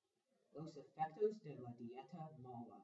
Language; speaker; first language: Spanish; non-native, learner; English